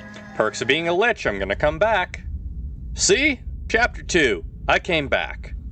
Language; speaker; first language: English; native; English